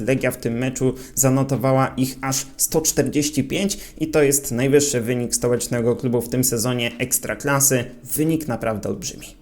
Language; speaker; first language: Polish; native; Polish